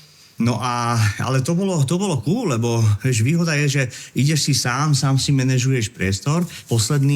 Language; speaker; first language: Slovak; native; Slovak